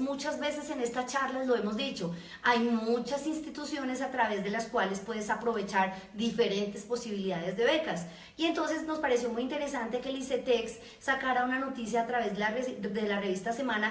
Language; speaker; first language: Spanish; native; Spanish